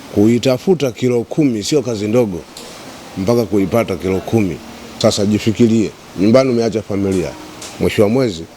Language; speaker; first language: Swahili; native; Swahili